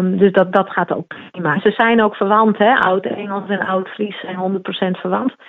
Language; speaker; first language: Dutch; non-native, local second language; Western Frisian